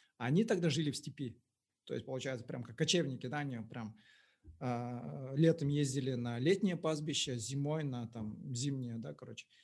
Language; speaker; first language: Russian; non-native, local second language; Kazakh